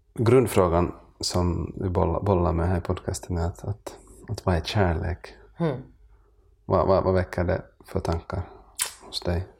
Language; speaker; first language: Swedish; native; Swedish